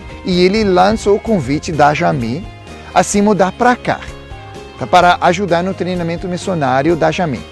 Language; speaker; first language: Portuguese; non-native, fluent; English